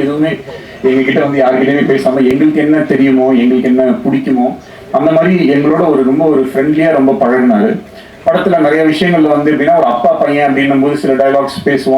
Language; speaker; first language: Tamil; native; Tamil